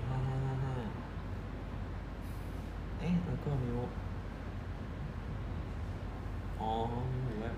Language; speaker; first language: Chinese; non-native, learner; Thai